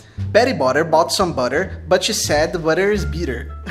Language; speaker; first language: English; non-native, learner; Portuguese